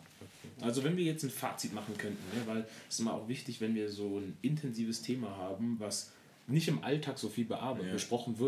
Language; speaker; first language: German; native; German